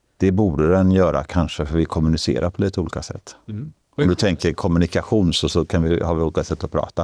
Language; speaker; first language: Swedish; native; Swedish